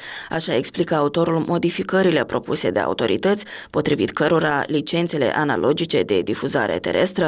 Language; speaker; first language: Romanian; native; Romanian